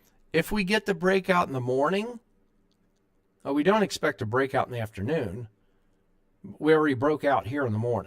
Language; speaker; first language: English; native; English